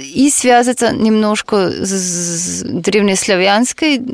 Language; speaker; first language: Russian; non-native, fluent; Slovenian